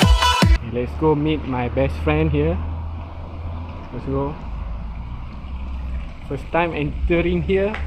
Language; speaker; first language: English; non-native, local second language; Malay